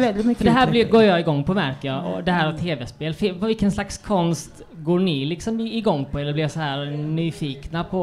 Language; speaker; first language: Swedish; native; Swedish